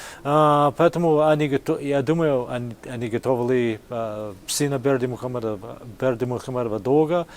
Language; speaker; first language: Russian; non-native, fluent; English